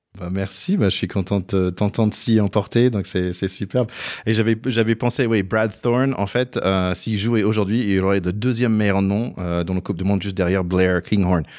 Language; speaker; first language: French; non-native, fluent; English